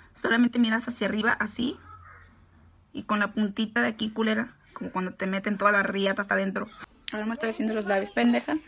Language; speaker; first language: Spanish; early bilingual, heritage; Spanish